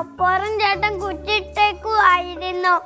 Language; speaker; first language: Malayalam; native; Malayalam